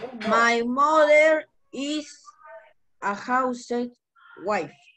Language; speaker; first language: English; non-native, learner; Spanish